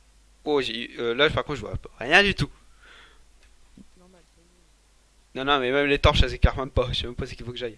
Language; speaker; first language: French; native; French